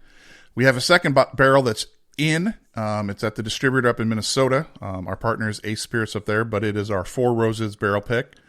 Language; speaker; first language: English; native; English